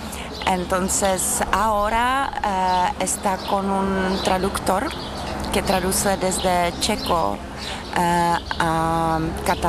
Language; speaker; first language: Spanish; non-native, learner; Czech